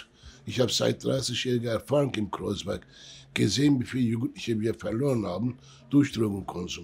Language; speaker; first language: German; early bilingual, other home language; Turkish